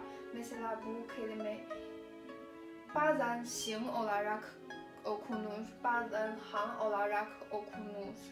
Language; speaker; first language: Turkish; non-native, learner; Chinese